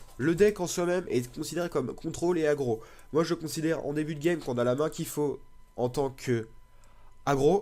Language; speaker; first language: French; native; French